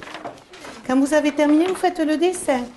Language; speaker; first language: French; native; French